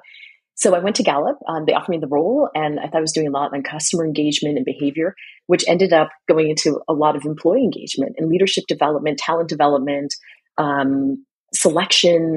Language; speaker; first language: English; native; English